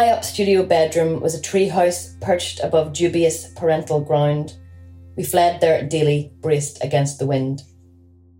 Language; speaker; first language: English; native; English